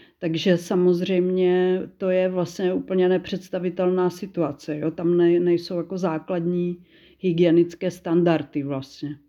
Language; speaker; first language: Czech; native; Czech